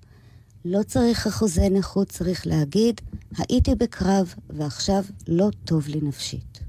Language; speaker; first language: Hebrew; early bilingual, other home language; English